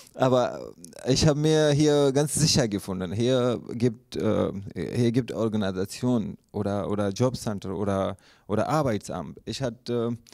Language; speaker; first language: German; non-native, learner; Urdu